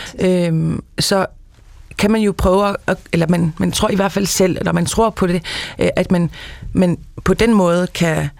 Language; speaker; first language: Danish; non-native, local second language; Kalaallisut